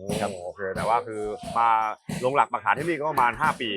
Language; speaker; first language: Thai; native; Thai